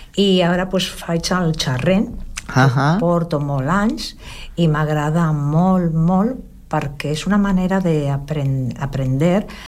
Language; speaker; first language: Catalan; non-native, local second language; Spanish